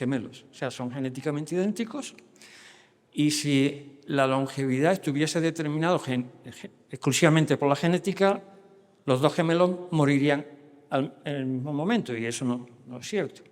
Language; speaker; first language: Spanish; native; Spanish